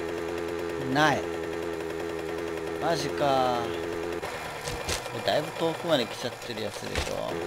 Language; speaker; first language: Japanese; native; Japanese